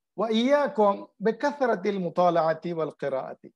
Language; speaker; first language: Arabic; non-native, fluent; Urdu